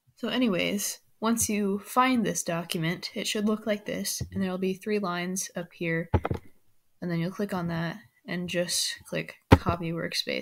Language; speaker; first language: English; native; English